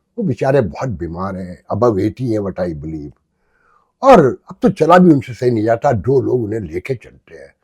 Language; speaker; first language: Urdu; native; Urdu